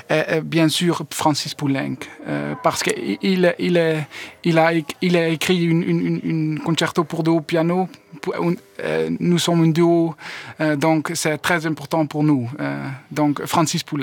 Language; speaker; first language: French; non-native, learner; Dutch